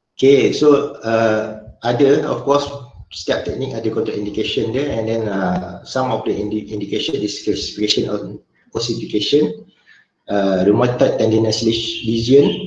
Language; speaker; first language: English; non-native, local second language; Malay